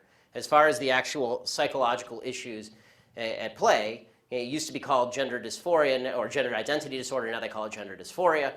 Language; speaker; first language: English; native; English